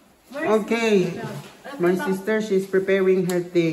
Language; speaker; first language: English; non-native, local second language; Filipino